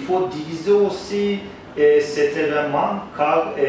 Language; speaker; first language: French; non-native, fluent; Turkish